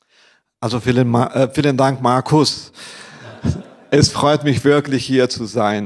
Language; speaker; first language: German; non-native, fluent; Portuguese